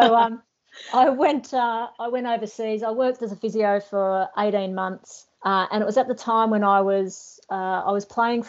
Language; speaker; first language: English; native; English